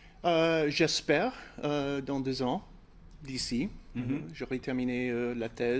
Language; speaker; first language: French; non-native, fluent; English